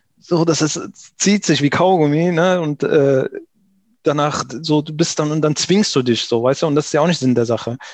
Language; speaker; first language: German; early bilingual, other home language; Arabic